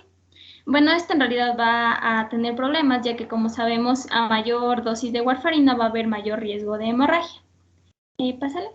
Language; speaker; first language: Spanish; native; Spanish